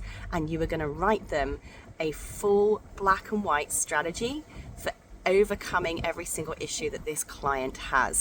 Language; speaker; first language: English; native; English